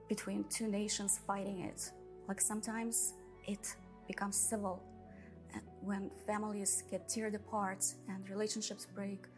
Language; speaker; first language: English; non-native, fluent; Russian